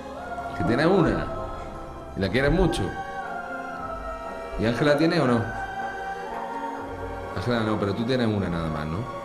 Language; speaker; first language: Spanish; native; Spanish